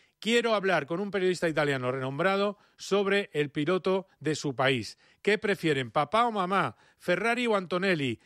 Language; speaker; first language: Spanish; native; Spanish